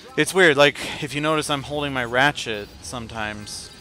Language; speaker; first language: English; native; English